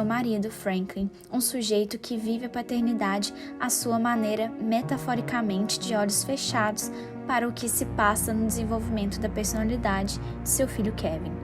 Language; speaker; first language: Portuguese; native; Portuguese